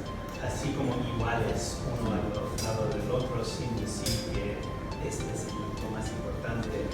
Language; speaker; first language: Spanish; non-native, fluent; English